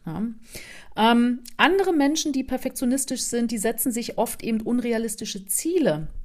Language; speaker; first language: German; native; German